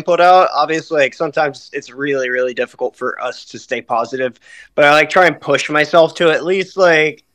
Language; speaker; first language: English; native; English